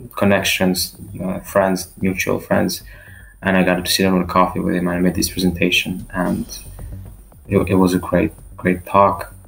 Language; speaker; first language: English; non-native, fluent; Albanian